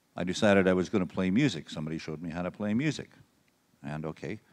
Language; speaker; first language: English; native; English